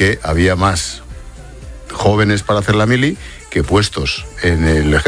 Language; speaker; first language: Spanish; native; Spanish